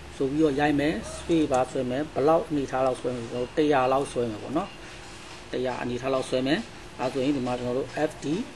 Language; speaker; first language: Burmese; native; Burmese